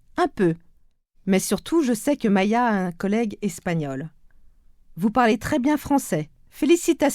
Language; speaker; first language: French; native; French